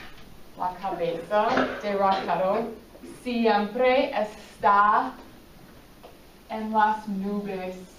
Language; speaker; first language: Spanish; non-native, fluent; English